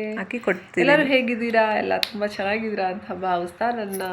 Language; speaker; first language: Kannada; native; Kannada